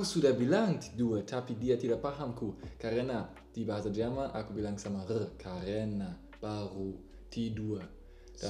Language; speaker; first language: Indonesian; non-native, learner; German